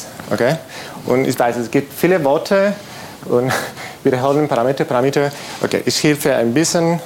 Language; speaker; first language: German; non-native, fluent; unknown